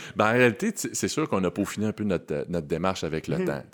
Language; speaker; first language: French; native; French